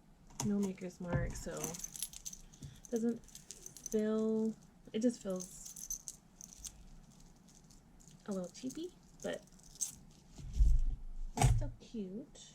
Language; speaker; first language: English; native; English